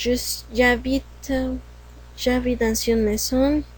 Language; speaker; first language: French; non-native, learner; Spanish